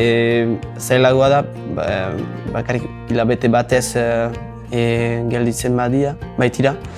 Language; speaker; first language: Basque; non-native, local second language; French